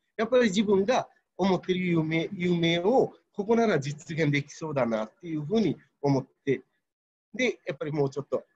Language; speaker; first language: Japanese; non-native, fluent; Bangla